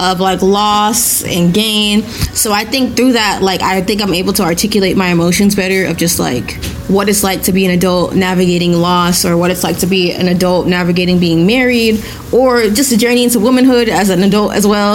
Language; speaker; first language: English; non-native, local second language; Yoruba